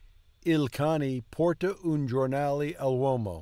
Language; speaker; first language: Italian; non-native, learner; English